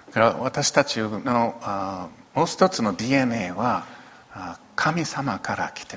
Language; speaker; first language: Japanese; non-native, local second language; English